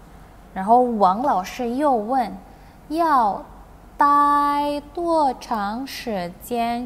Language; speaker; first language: Chinese; non-native, fluent; Indonesian